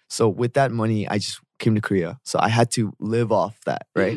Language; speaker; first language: English; early bilingual, other home language; Korean